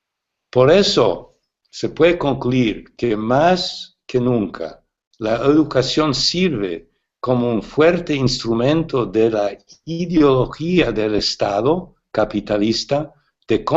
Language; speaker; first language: Spanish; non-native, fluent; English